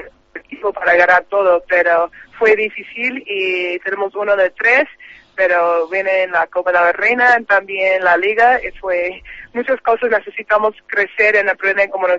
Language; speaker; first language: Spanish; non-native, learner; English